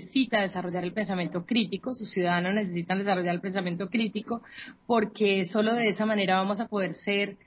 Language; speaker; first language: Spanish; native; Spanish